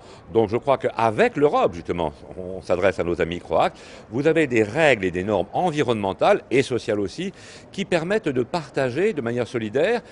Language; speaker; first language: French; native; French